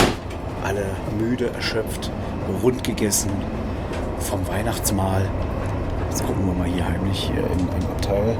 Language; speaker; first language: German; native; German